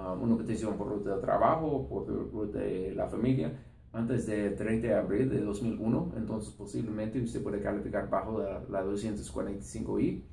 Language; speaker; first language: Spanish; non-native, fluent; English